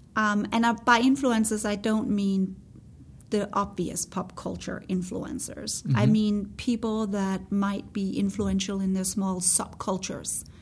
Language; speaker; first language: English; non-native, fluent; Danish